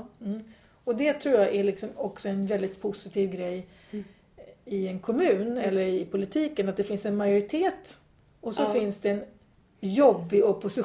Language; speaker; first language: Swedish; native; Swedish